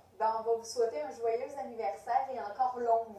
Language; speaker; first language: French; native; French